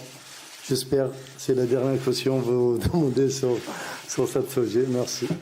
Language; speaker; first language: French; non-native, learner; Arabic